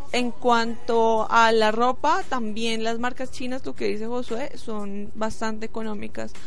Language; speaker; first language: Spanish; native; Spanish